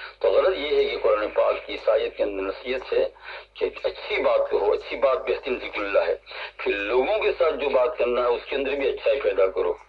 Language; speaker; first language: Urdu; non-native, local second language; Gujarati